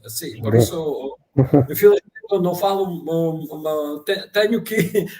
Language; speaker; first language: Portuguese; non-native, fluent; Russian